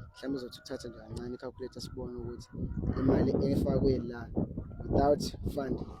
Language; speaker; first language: Zulu; native; Zulu